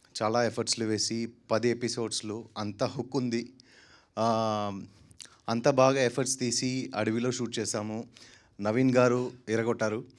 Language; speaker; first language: Telugu; non-native, learner; Tamil